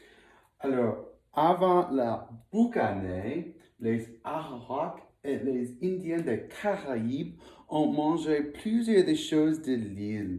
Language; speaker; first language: French; non-native, learner; English